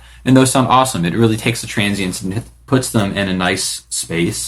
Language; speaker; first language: English; native; English